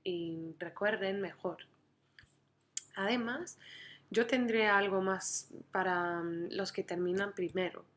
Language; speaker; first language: Spanish; non-native, fluent; English